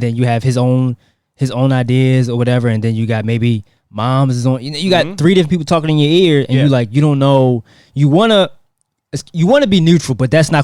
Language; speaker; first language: English; native; English